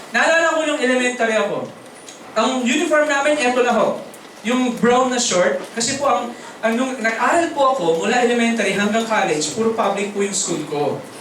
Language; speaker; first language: Filipino; native; Filipino